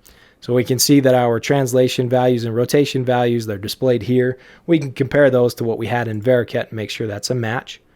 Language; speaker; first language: English; native; English